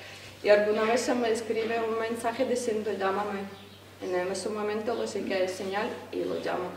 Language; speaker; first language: Spanish; non-native, fluent; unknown